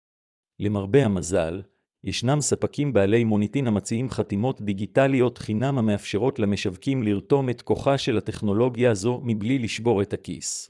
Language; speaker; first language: Hebrew; native; Hebrew